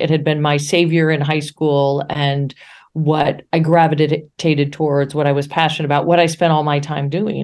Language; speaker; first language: English; native; English